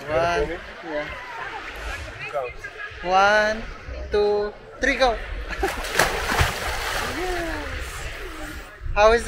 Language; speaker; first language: English; non-native, local second language; Filipino